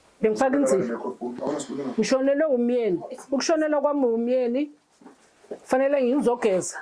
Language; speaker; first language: Zulu; native; Zulu